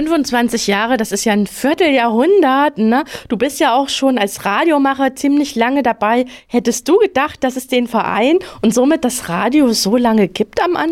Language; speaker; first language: German; native; German